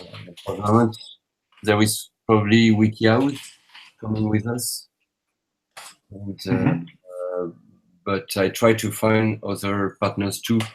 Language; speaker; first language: English; non-native, learner; French